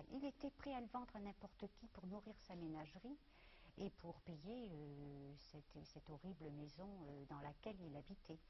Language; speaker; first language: French; native; French